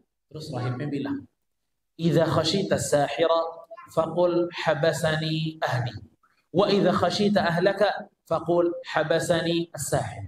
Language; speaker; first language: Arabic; non-native, fluent; Indonesian